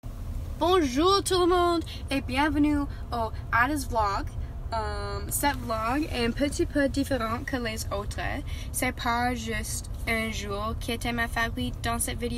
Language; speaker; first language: French; non-native, learner; English